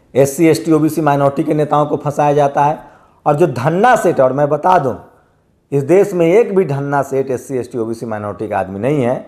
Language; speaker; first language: Hindi; native; Hindi